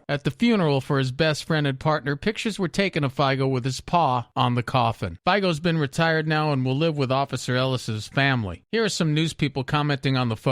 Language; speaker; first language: English; native; English